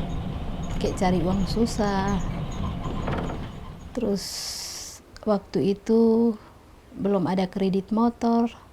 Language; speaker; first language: Indonesian; non-native, local second language; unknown